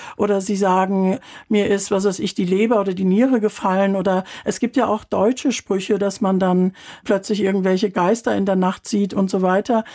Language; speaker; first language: German; early bilingual, other home language; Turkish